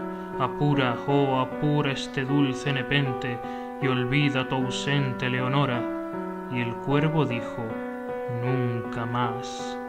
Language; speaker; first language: Spanish; native; Spanish